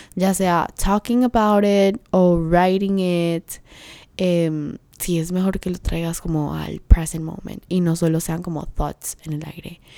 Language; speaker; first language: Spanish; early bilingual, heritage; Spanish